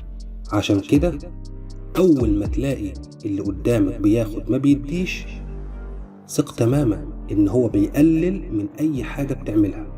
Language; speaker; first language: Arabic; native; Arabic